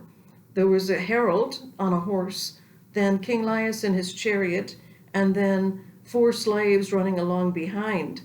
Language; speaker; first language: English; native; English